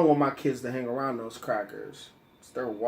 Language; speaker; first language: English; native; English